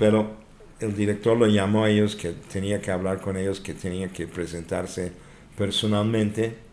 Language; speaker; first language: Spanish; non-native, fluent; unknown